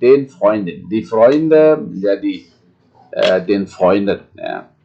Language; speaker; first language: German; non-native, fluent; Indonesian